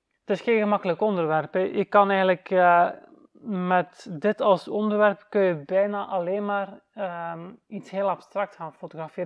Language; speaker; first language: Dutch; native; Dutch